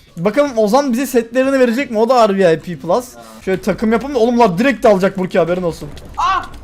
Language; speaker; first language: Turkish; native; Turkish